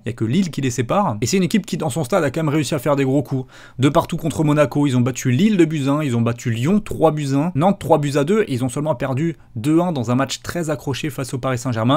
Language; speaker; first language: French; native; French